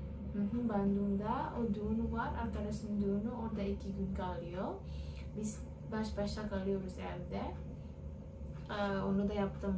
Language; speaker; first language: Turkish; non-native, learner; Indonesian